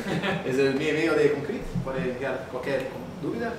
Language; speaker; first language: Spanish; non-native, learner; Portuguese